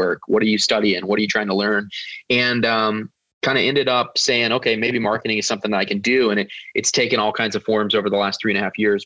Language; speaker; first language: English; native; English